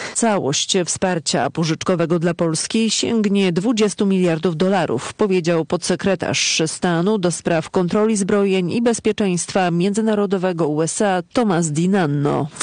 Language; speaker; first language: Polish; native; Polish